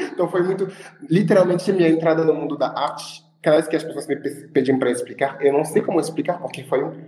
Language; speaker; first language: Portuguese; non-native, fluent; French